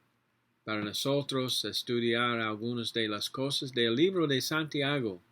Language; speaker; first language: Spanish; non-native, learner; English